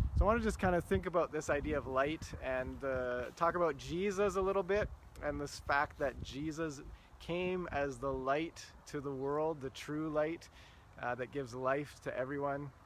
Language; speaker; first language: English; native; English